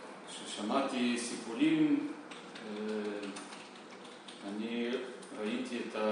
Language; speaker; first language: Hebrew; non-native, learner; Russian